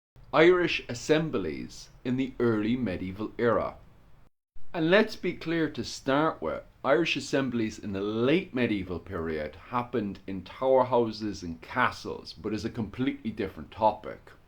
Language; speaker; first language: English; native; English